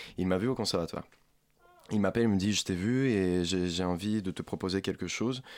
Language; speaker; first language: French; non-native, fluent; Ukrainian